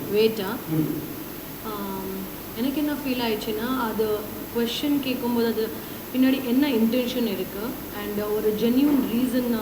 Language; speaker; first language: Tamil; non-native, learner; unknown